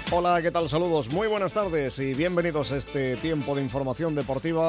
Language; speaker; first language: Spanish; native; Spanish